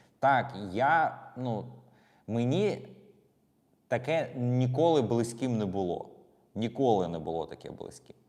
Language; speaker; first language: Ukrainian; non-native, local second language; Russian